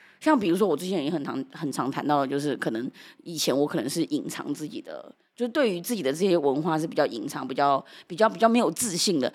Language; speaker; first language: Chinese; early bilingual, heritage; Chinese